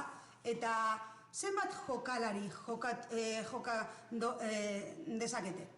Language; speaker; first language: Basque; non-native, local second language; Spanish